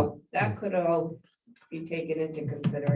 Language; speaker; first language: English; native; English